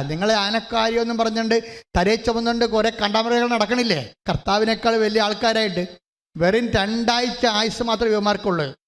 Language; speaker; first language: Malayalam; native; Malayalam